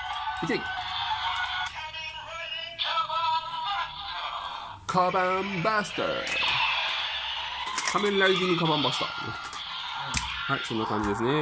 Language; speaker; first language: Japanese; native; Japanese